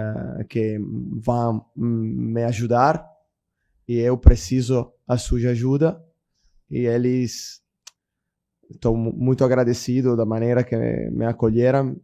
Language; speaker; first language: Portuguese; non-native, fluent; Italian